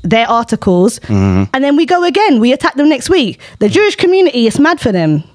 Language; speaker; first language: English; native; English